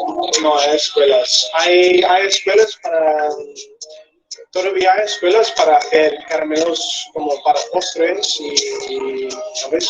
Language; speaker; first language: Spanish; non-native, fluent; English